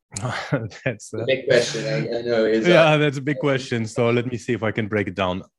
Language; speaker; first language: English; non-native, fluent; German